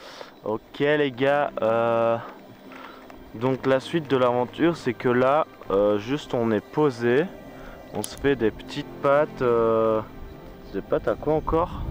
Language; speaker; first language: French; native; French